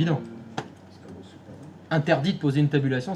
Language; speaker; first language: French; native; French